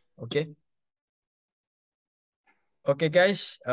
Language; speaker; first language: English; non-native, learner; Indonesian